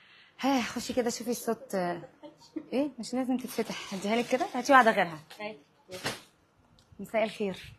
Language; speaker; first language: Arabic; native; Arabic